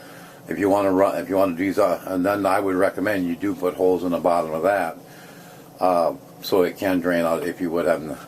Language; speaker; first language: English; native; English